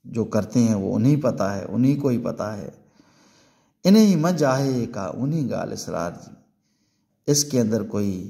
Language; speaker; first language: Urdu; non-native, local second language; Sindhi